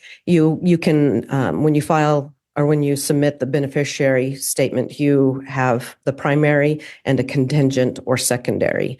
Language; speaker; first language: English; native; English